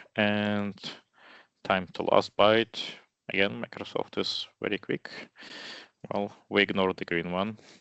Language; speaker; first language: English; non-native, fluent; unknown